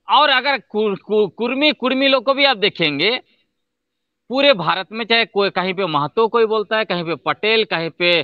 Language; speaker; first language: Hindi; non-native, local second language; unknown